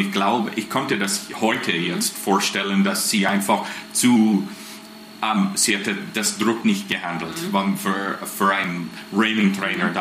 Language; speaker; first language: German; non-native, fluent; English